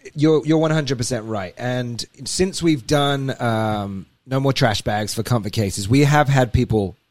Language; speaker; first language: English; native; English